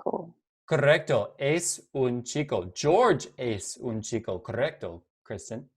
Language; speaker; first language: Spanish; non-native, fluent; English